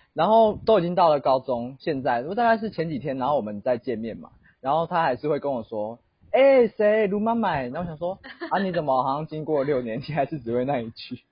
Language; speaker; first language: Chinese; native; Chinese